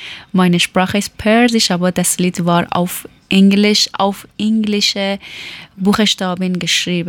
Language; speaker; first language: German; non-native, learner; Persian